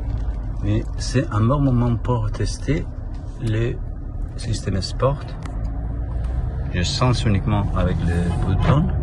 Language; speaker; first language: French; non-native, learner; Spanish